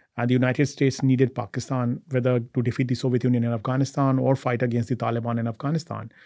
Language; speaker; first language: English; non-native, local second language; Hindi